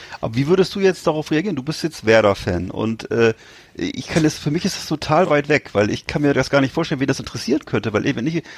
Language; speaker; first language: German; native; German